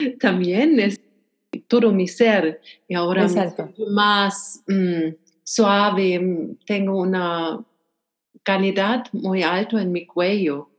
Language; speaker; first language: Spanish; non-native, learner; German